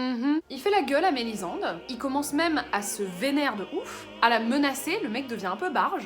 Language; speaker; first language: French; native; French